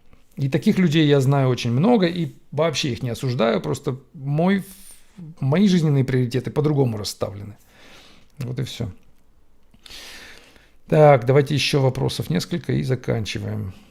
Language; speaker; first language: Russian; native; Russian